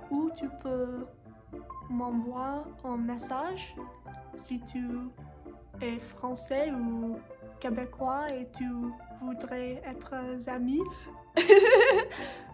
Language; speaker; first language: French; non-native, learner; English